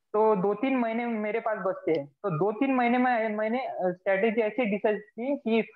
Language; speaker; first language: Hindi; non-native, local second language; Marathi